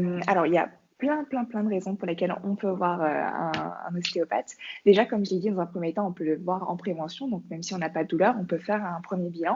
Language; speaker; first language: French; native; French